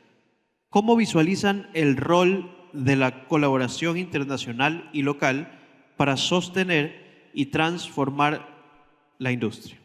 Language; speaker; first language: Spanish; native; Spanish